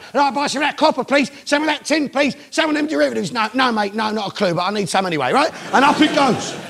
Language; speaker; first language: English; native; English